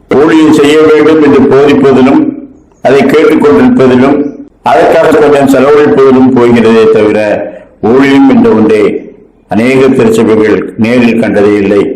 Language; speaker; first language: Tamil; native; Tamil